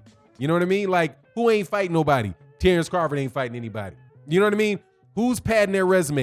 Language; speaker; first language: English; native; English